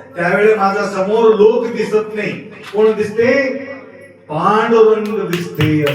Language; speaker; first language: Marathi; native; Marathi